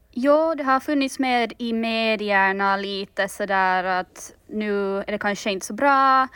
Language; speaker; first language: Swedish; native; Swedish